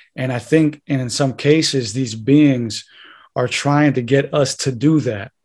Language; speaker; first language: English; native; English